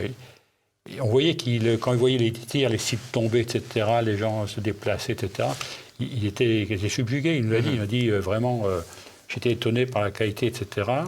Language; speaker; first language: French; native; French